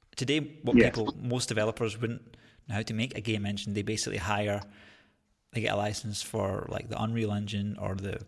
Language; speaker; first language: English; native; English